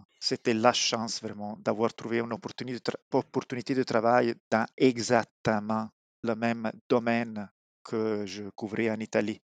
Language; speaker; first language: French; non-native, fluent; Italian